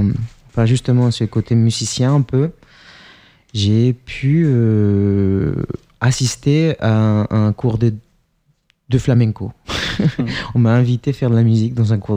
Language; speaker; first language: French; non-native, fluent; Spanish